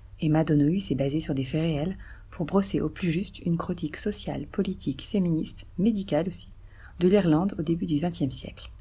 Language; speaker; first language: French; native; French